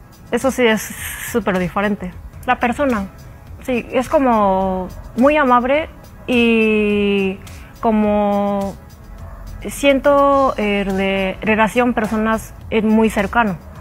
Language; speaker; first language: Spanish; non-native, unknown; Japanese